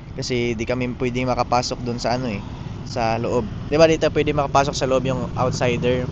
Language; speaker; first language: Filipino; non-native, local second language; Cebuano